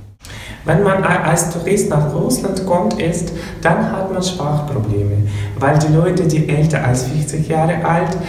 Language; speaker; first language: German; non-native, learner; Russian